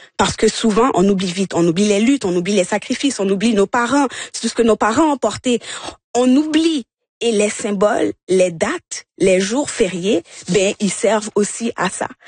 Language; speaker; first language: French; early bilingual, other home language; Haitian Creole